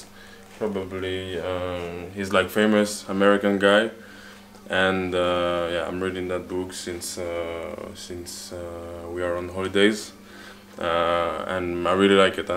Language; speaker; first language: English; non-native, fluent; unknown